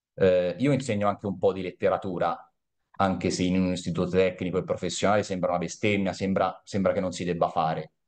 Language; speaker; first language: Italian; native; Italian